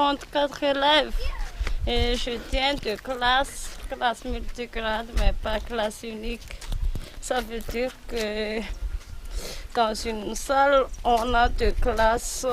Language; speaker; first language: French; non-native, local second language; Malagasy